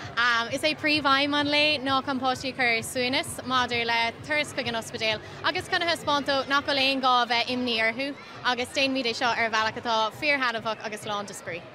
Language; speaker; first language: Irish; native; Irish